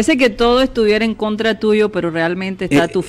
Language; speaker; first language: Spanish; native; Spanish